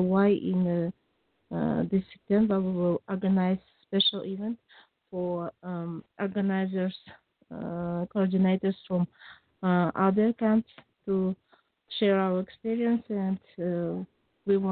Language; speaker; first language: English; non-native, learner; Kazakh